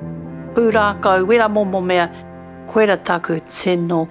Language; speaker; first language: Māori; non-native, local second language; English